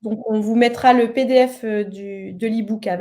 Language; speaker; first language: French; native; French